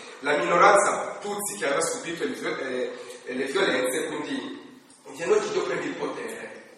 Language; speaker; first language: Italian; non-native, fluent; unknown